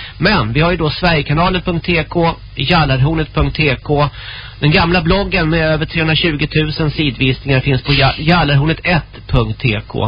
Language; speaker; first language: Swedish; native; Swedish